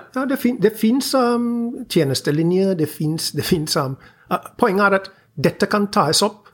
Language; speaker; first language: Norwegian; non-native, fluent; English